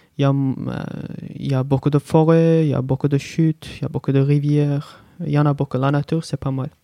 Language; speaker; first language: French; non-native, learner; Azerbaijani